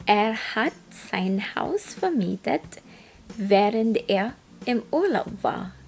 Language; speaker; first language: German; non-native, fluent; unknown